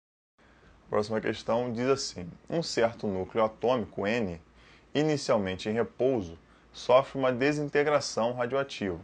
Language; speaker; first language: Portuguese; native; Portuguese